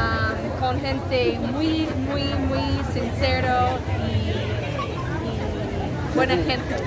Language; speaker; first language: Spanish; non-native, fluent; English